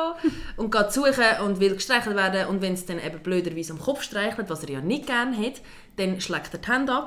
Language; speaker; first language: German; native; German